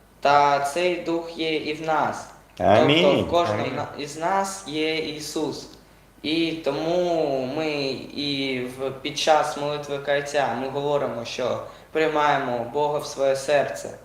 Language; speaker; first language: Ukrainian; non-native, local second language; Russian